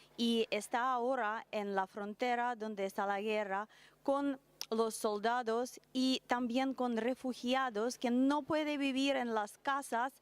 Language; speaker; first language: Spanish; non-native, learner; Russian